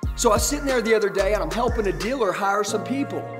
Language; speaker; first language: English; native; English